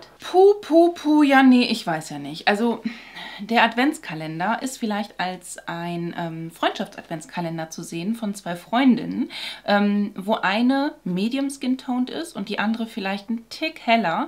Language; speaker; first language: German; native; German